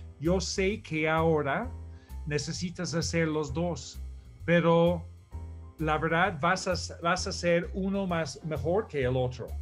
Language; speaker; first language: Spanish; non-native, fluent; English